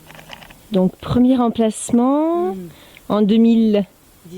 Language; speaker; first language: French; native; French